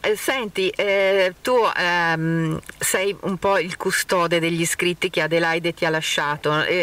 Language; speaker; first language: Italian; native; Italian